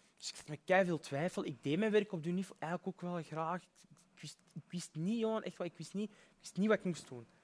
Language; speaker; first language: Dutch; early bilingual, other home language; Berber languages